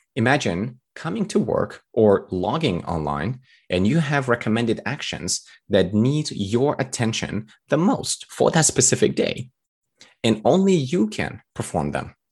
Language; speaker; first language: English; early bilingual, other home language; Tajik